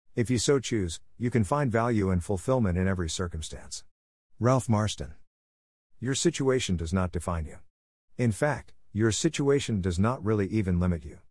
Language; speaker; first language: English; non-native, local second language; Bemba